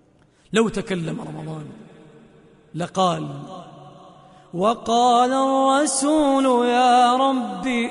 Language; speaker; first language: Arabic; native; Arabic